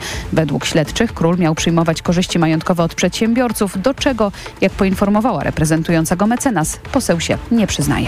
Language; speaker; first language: Polish; native; Polish